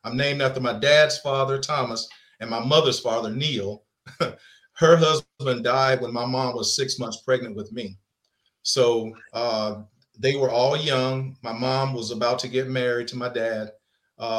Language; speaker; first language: English; native; English